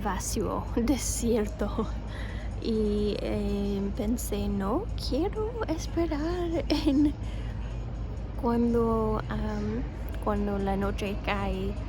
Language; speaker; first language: Spanish; non-native, fluent; English